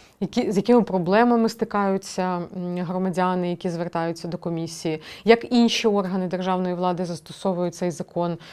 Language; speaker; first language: Ukrainian; native; Ukrainian